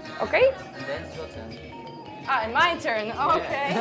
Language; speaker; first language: English; non-native, learner; Polish